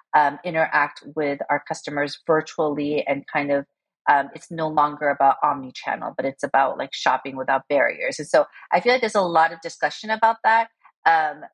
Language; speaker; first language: English; early bilingual, other home language; Korean